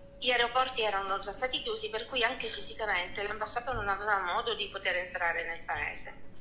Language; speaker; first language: Italian; native; Italian